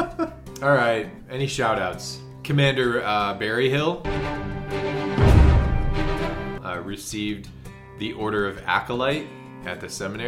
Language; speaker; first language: English; native; English